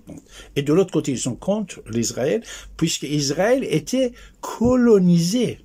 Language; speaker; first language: French; non-native, fluent; Persian